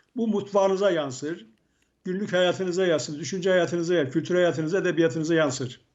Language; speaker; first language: Turkish; native; Turkish